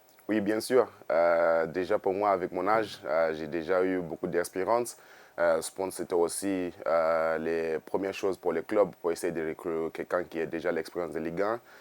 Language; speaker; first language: French; non-native, fluent; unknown